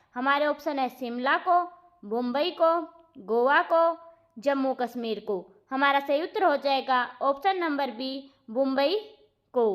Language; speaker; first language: Hindi; native; Hindi